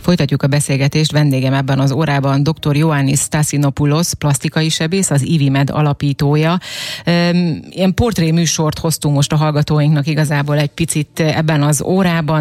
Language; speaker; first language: Hungarian; native; Hungarian